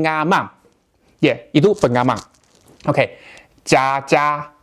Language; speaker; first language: Indonesian; non-native, learner; Chinese